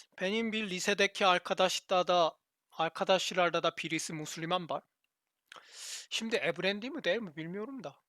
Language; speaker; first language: Turkish; non-native, learner; Korean